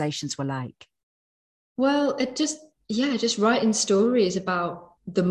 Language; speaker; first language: English; native; English